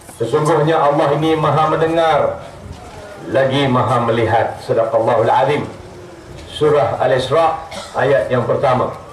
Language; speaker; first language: Malay; native; Malay